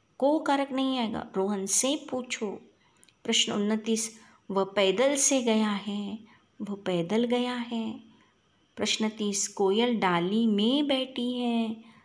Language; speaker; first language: Hindi; non-native, local second language; Kannada